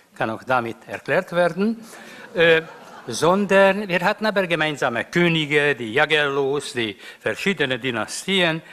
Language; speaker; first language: German; non-native, fluent; Hungarian